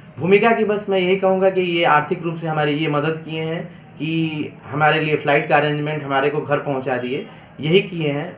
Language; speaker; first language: Hindi; native; Hindi